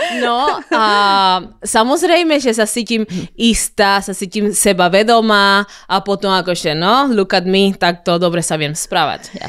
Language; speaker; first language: Slovak; non-native, fluent; Spanish